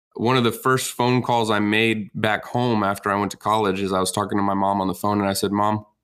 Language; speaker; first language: English; native; English